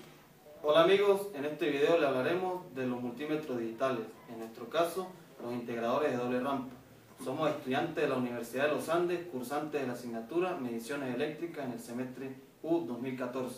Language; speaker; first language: Spanish; native; Spanish